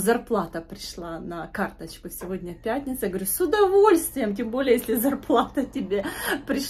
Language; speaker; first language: Russian; native; Russian